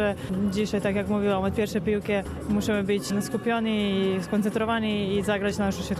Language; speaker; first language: Polish; non-native, fluent; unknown